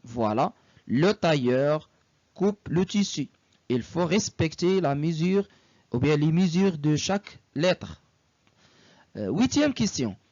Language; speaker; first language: French; non-native, local second language; Arabic